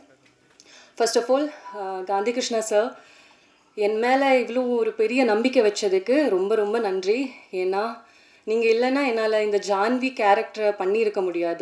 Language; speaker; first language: Tamil; non-native, fluent; Malayalam